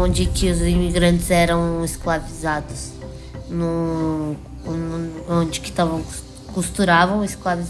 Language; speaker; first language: Portuguese; early bilingual, other home language; Spanish